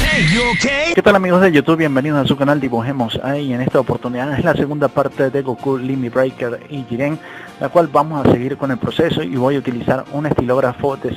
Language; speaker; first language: Spanish; native; Spanish